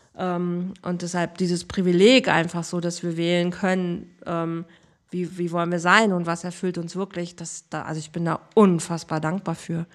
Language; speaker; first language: German; native; German